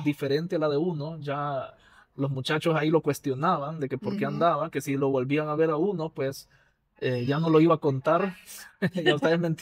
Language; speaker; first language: Spanish; native; Spanish